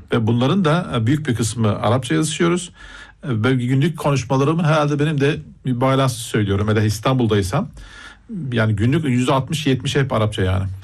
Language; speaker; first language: Turkish; native; Turkish